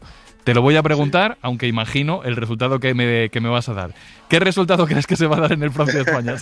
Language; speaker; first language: Spanish; native; Spanish